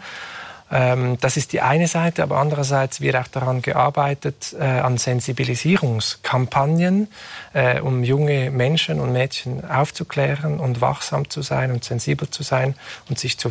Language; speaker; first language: German; native; German